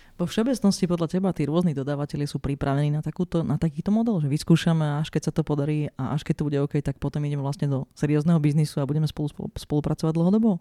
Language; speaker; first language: Slovak; native; Slovak